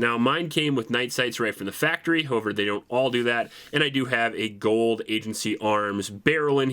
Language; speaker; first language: English; native; English